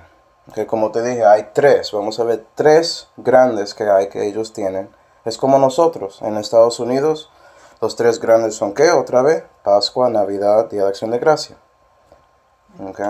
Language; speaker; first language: Spanish; non-native, fluent; English